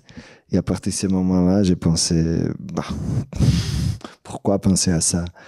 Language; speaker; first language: French; non-native, fluent; Portuguese